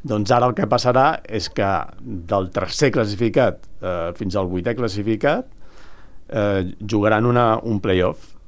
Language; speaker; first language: Catalan; native; Catalan